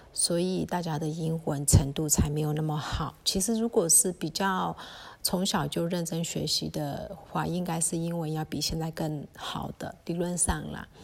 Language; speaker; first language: Chinese; early bilingual, heritage; Chinese